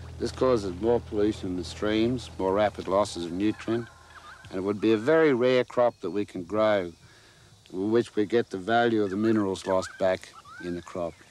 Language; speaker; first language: English; native; English